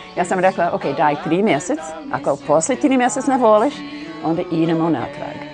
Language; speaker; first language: Bosnian; non-native, learner; English